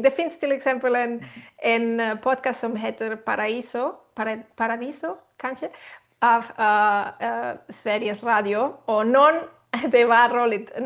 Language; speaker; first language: Swedish; non-native, learner; Spanish